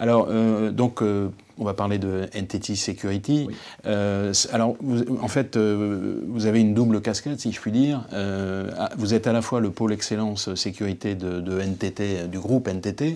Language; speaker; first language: French; native; French